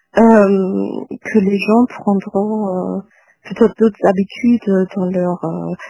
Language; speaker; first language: French; non-native, fluent; German